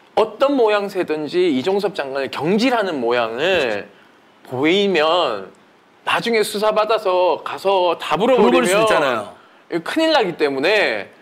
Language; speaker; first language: Korean; native; Korean